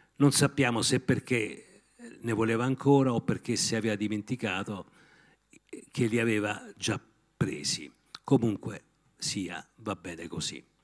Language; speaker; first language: Italian; native; Italian